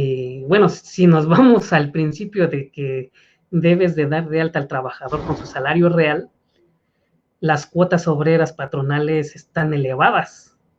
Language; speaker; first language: Spanish; native; Spanish